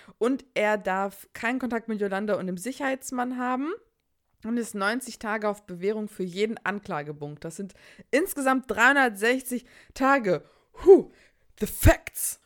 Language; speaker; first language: German; early bilingual, other home language; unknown